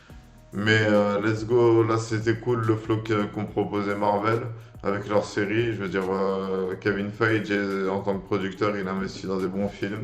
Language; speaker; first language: French; native; French